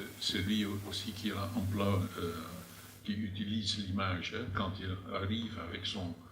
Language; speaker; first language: French; non-native, fluent; Dutch